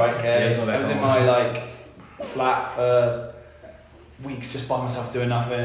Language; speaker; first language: English; native; English